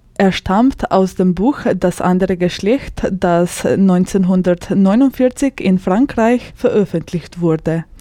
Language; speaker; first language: German; native; German